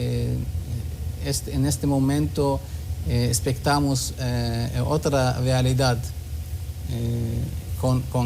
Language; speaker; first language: Spanish; non-native, learner; Hebrew